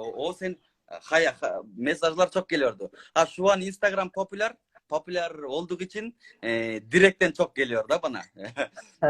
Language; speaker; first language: Turkish; non-native, learner; Kyrgyz